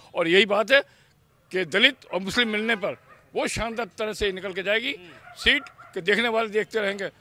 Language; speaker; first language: Hindi; native; Hindi